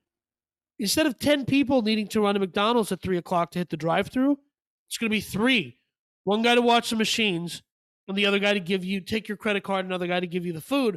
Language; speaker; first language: English; native; English